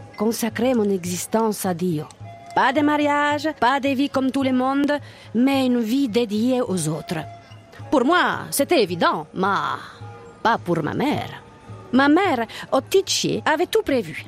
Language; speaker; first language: French; non-native, fluent; Italian